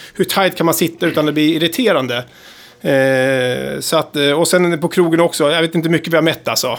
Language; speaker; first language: Swedish; native; Swedish